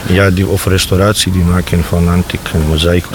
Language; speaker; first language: Dutch; non-native, learner; Bosnian